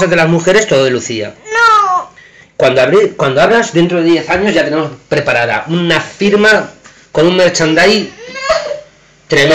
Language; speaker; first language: Spanish; native; Spanish